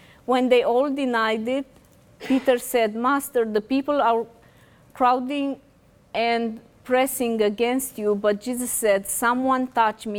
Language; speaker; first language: English; non-native, fluent; Romanian